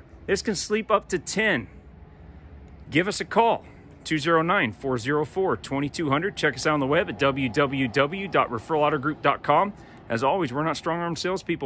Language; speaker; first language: English; native; English